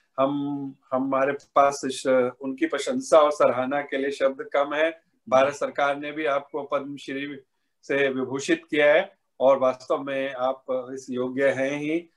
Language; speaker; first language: Hindi; native; Hindi